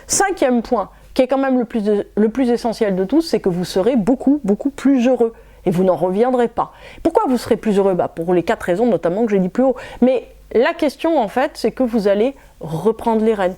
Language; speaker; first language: French; native; French